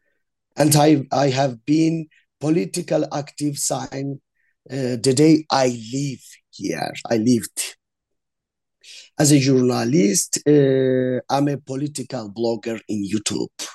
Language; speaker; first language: English; non-native, learner; Azerbaijani